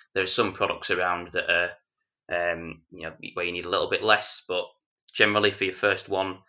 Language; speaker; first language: English; native; English